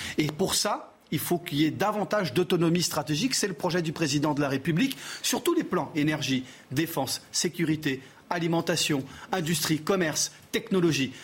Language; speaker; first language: French; early bilingual, other home language; Portuguese